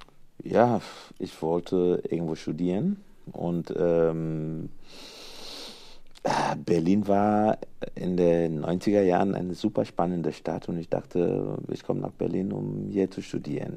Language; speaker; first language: German; non-native, fluent; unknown